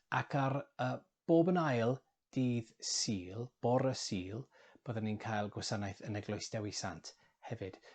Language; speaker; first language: Welsh; non-native, local second language; English